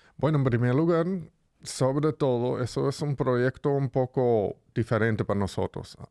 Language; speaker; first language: Spanish; non-native, fluent; German